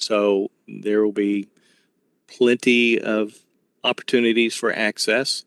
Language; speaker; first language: English; native; English